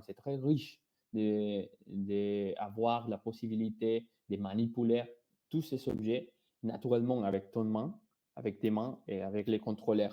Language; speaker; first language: French; non-native, fluent; Spanish